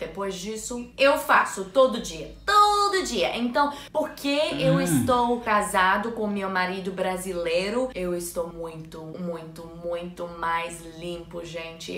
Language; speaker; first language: Portuguese; non-native, learner; English